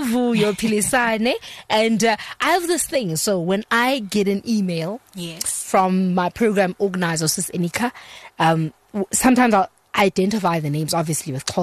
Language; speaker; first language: English; non-native, local second language; Xhosa